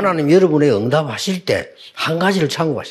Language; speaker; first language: Korean; native; Korean